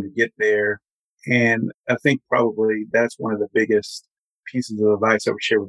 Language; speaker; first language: English; native; English